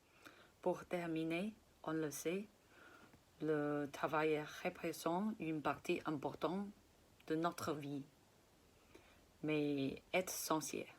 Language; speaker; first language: French; non-native, fluent; Chinese